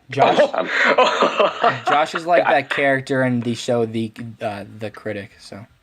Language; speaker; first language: English; native; English